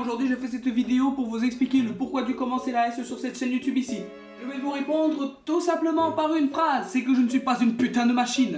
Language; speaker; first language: French; native; French